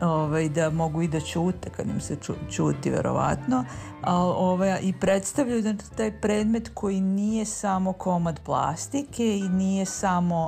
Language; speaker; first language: Serbian; native; Serbian